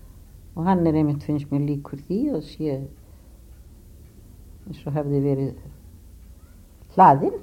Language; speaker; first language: Icelandic; native; Icelandic